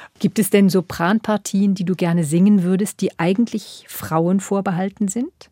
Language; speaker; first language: German; native; German